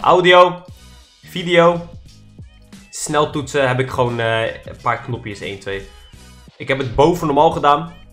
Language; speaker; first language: Dutch; native; Dutch